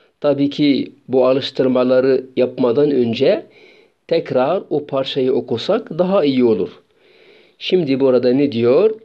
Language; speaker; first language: Turkish; non-native, fluent; Arabic